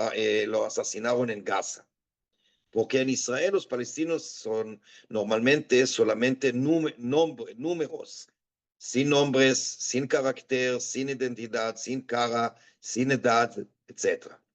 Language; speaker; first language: Spanish; non-native, fluent; Hebrew